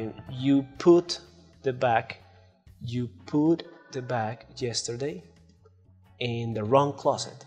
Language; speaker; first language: English; non-native, fluent; Spanish